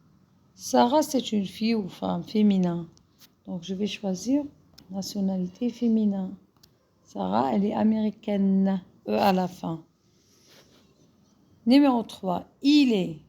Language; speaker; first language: French; non-native, fluent; Arabic